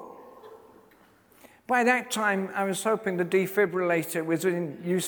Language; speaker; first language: English; native; English